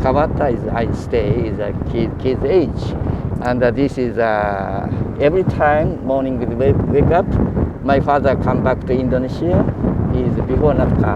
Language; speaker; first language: English; non-native, learner; Japanese